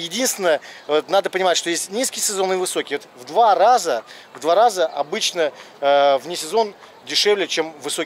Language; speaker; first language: Russian; native; Russian